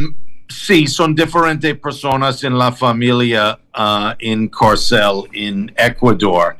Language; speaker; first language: Spanish; non-native, learner; English